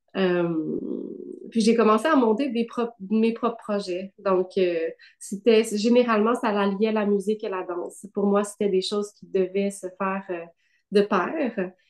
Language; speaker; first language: French; native; French